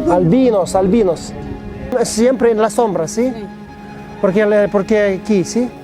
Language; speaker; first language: Spanish; non-native, learner; Russian